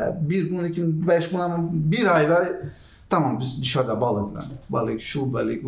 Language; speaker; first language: Turkish; non-native, learner; Portuguese